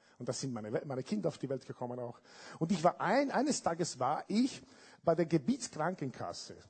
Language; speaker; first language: German; non-native, fluent; Italian